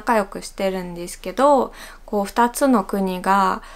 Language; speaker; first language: Japanese; non-native, fluent; Russian